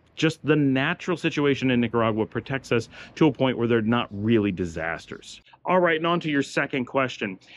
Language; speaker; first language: English; native; English